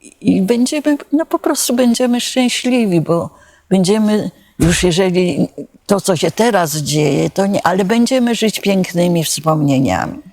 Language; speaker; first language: Polish; native; Polish